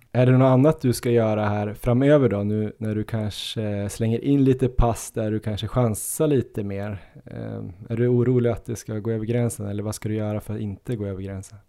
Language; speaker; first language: Swedish; native; Swedish